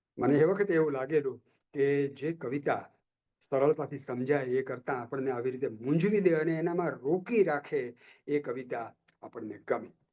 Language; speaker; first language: Gujarati; native; Gujarati